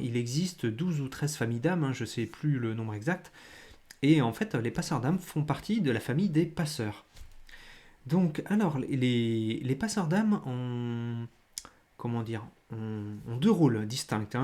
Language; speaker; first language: French; native; French